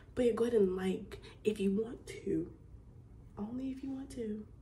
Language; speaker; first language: English; native; English